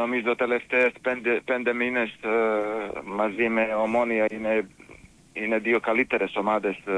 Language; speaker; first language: Greek; non-native, fluent; Serbian